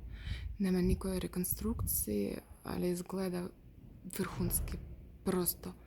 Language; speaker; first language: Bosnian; non-native, learner; Russian